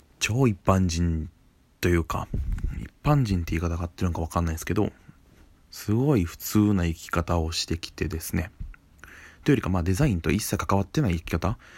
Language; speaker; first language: Japanese; native; Japanese